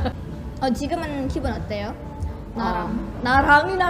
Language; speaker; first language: Korean; non-native, learner; Indonesian